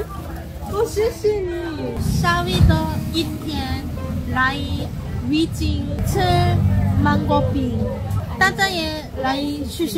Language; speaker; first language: Chinese; non-native, learner; Korean